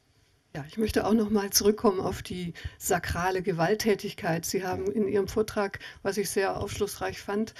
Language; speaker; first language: German; native; German